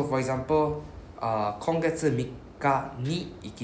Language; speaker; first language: Japanese; non-native, fluent; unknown